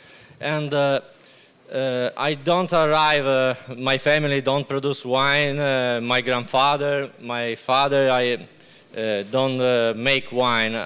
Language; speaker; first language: English; non-native, learner; Italian